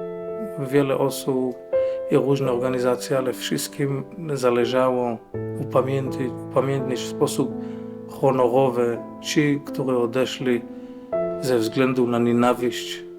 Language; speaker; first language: Polish; non-native, fluent; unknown